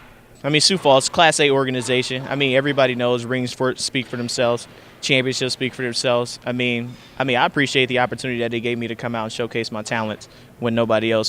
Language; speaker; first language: English; native; English